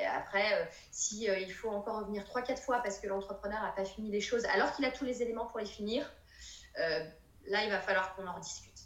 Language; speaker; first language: French; native; French